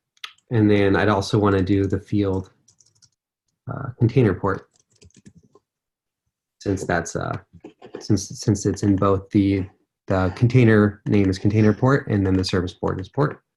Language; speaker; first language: English; native; English